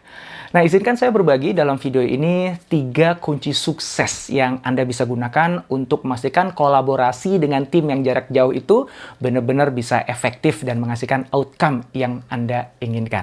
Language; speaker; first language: Indonesian; native; Indonesian